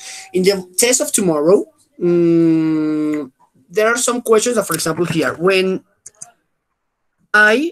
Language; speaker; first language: English; non-native, fluent; Spanish